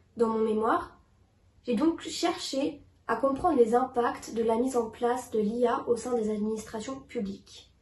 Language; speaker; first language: French; native; French